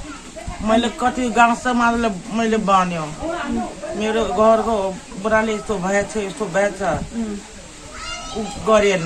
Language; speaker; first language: Nepali; non-native, local second language; Maithili